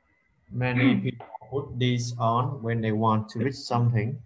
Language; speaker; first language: English; non-native, learner; Vietnamese